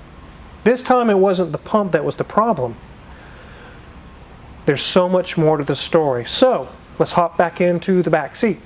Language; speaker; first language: English; native; English